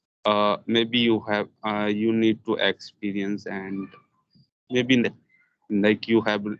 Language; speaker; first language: English; non-native, learner; Hindi